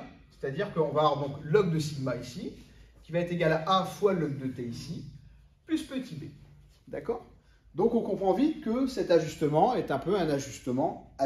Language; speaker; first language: French; native; French